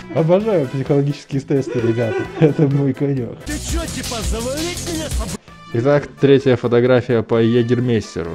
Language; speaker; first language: Russian; native; Russian